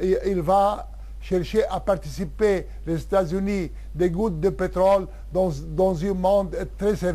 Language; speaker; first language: French; non-native, local second language; Arabic